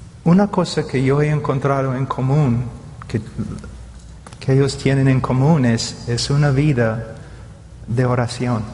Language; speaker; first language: Spanish; non-native, fluent; English